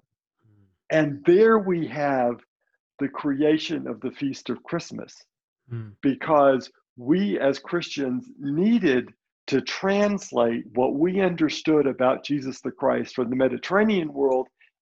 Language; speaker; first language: English; native; English